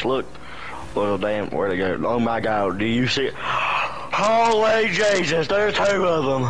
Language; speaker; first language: English; native; English